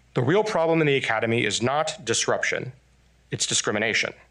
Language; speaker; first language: English; non-native, fluent; Chinese